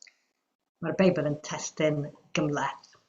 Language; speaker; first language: Welsh; non-native, fluent; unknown